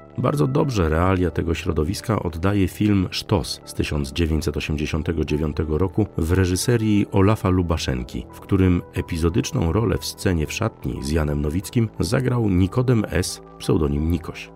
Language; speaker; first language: Polish; native; Polish